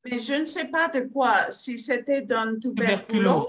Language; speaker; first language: French; non-native, fluent; Spanish